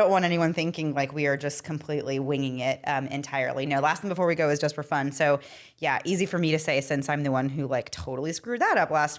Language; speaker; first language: English; native; English